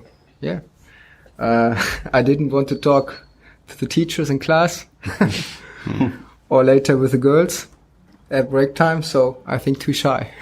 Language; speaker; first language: English; non-native, fluent; German